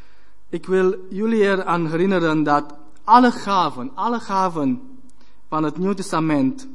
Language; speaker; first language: Dutch; non-native, fluent; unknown